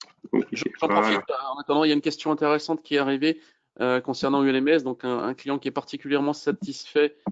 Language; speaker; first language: French; native; French